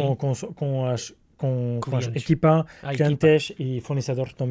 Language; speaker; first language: Portuguese; non-native, learner; French